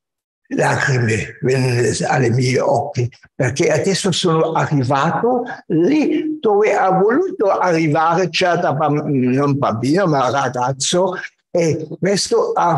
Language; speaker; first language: Italian; non-native, fluent; German